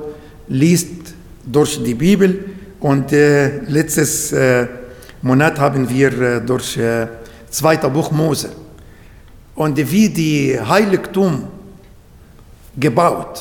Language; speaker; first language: German; non-native, learner; Arabic